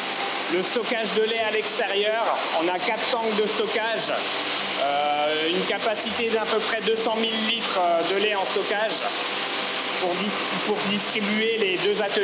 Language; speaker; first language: French; native; French